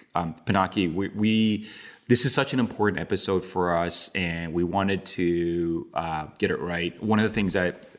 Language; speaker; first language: English; native; English